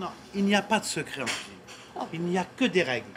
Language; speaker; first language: French; native; French